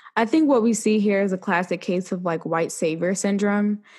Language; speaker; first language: English; native; English